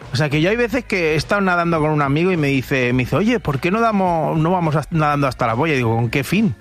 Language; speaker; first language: Spanish; native; Spanish